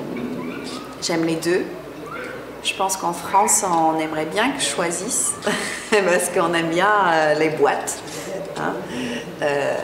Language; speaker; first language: French; non-native, fluent; English